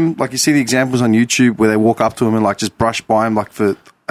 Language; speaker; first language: English; non-native, local second language; Greek